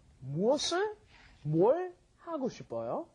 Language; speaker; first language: Korean; non-native, fluent; English